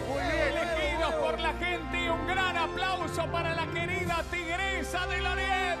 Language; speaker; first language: Spanish; native; Spanish